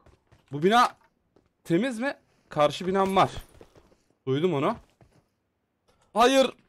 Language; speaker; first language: Turkish; native; Turkish